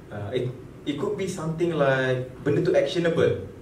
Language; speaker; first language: English; non-native, local second language; Malay